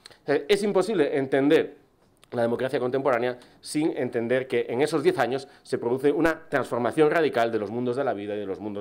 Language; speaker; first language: Spanish; native; Spanish